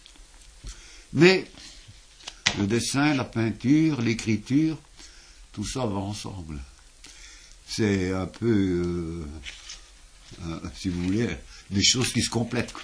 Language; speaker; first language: French; native; French